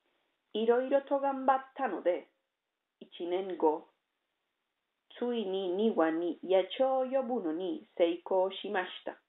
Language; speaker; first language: Japanese; non-native, learner; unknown